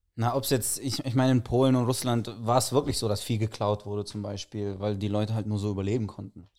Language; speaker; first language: German; early bilingual, other home language; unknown